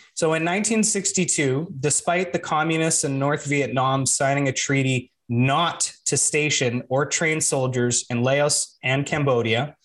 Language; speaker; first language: English; native; English